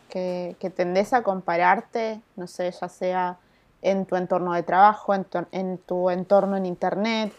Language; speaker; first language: Spanish; native; Spanish